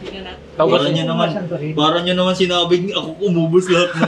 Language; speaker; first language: Filipino; native; Filipino